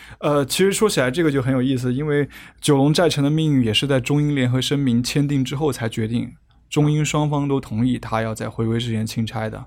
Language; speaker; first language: Chinese; native; Chinese